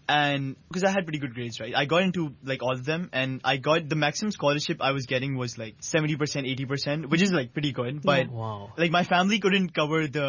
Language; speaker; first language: English; non-native, local second language; Urdu